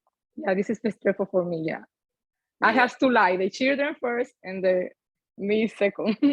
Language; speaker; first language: English; non-native, learner; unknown